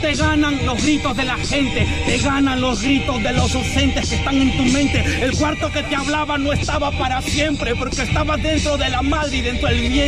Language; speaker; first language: Spanish; native; Spanish